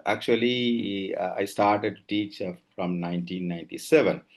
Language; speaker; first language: English; non-native, local second language; Tamil